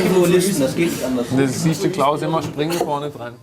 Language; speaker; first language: German; native; German